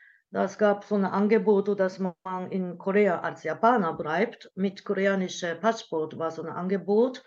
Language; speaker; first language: German; non-native, learner; Japanese